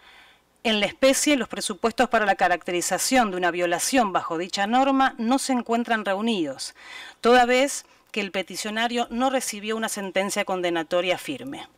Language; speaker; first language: Spanish; native; Spanish